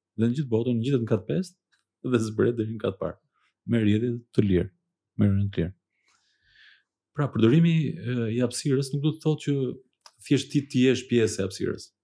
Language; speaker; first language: Albanian; early bilingual, heritage; Albanian